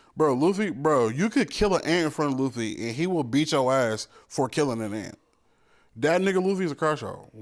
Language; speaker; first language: English; native; English